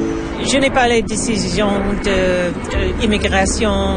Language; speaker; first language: French; non-native, local second language; English